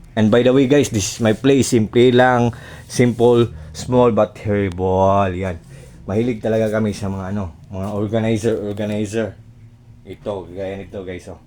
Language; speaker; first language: Filipino; non-native, local second language; Cebuano